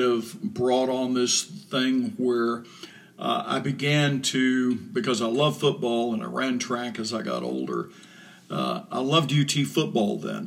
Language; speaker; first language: English; native; English